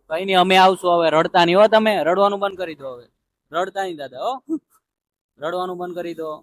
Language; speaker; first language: Gujarati; native; Gujarati